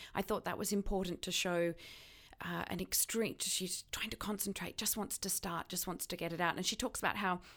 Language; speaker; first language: English; native; English